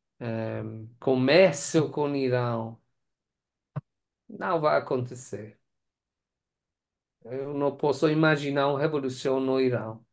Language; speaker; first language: Portuguese; non-native, learner; Persian